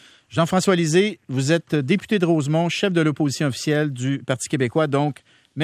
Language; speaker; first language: French; native; French